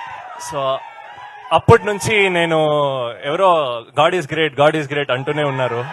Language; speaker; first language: Telugu; non-native, learner; Kannada